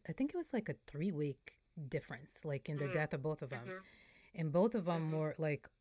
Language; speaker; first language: English; non-native, fluent; Portuguese